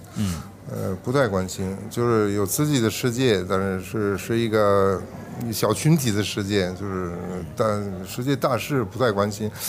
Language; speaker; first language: Chinese; non-native, fluent; Italian